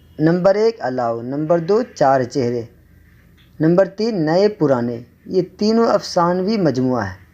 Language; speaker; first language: Urdu; native; Urdu